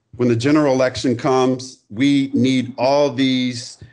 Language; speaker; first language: English; native; English